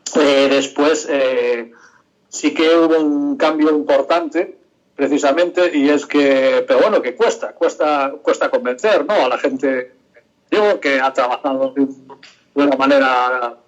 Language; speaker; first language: Spanish; non-native, local second language; Galician